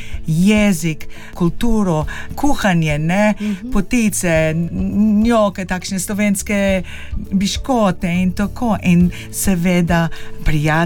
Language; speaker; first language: Slovenian; early bilingual, heritage; Slovenian